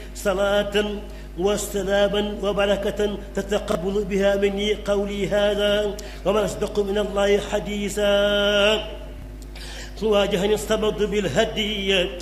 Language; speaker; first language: Arabic; non-native, fluent; Wolof